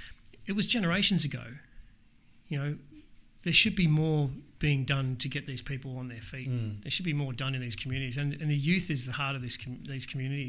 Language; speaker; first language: English; native; English